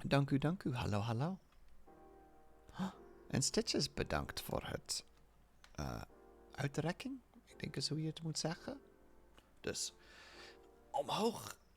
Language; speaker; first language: Dutch; non-native, learner; English